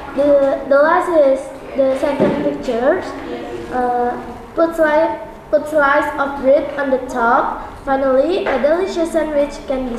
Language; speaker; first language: English; non-native, learner; Indonesian